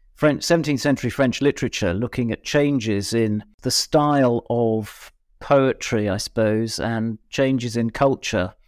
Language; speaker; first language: English; native; English